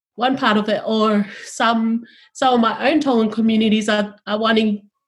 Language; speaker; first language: English; early bilingual, other home language; Tongan